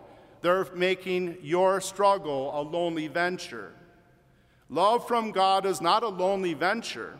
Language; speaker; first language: English; native; English